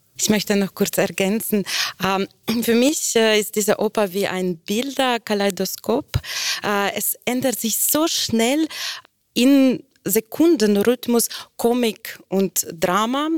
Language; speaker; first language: German; non-native, fluent; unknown